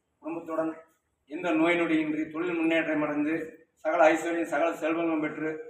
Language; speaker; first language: Tamil; native; Tamil